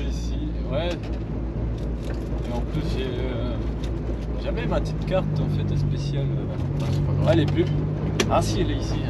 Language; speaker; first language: French; non-native, fluent; Spanish